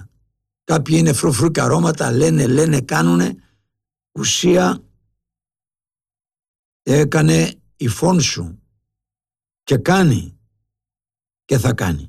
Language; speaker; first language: Greek; native; Greek